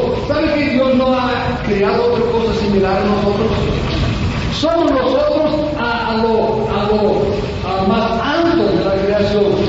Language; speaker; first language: Spanish; non-native, fluent; English